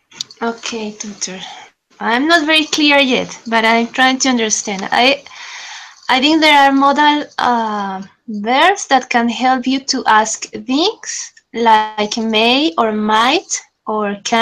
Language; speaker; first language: English; non-native, learner; Spanish